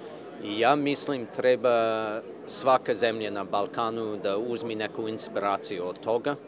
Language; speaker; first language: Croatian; non-native, fluent; English